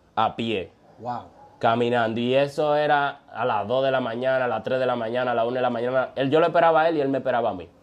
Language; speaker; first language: Spanish; native; Spanish